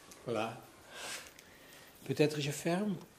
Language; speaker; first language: French; non-native, fluent; Dutch